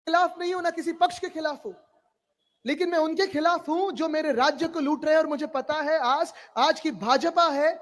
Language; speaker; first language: Hindi; non-native, local second language; Marathi